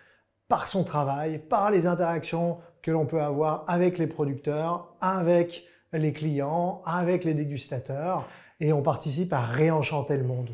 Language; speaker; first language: French; native; French